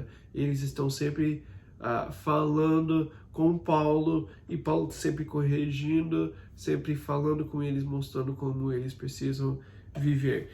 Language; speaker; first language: Portuguese; non-native, fluent; English